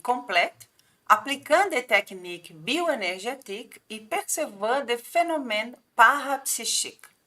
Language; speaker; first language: French; non-native, fluent; Portuguese